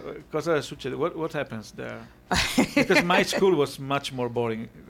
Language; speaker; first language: English; non-native, fluent; Italian